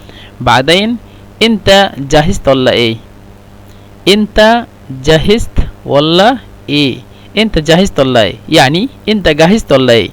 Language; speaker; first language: Arabic; non-native, fluent; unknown